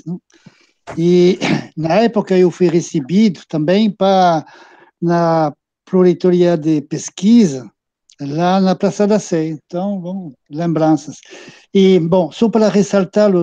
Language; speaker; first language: Portuguese; non-native, fluent; French